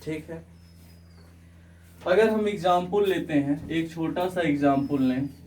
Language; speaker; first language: Hindi; native; Hindi